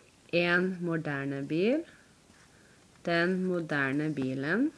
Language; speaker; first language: Norwegian; non-native, learner; English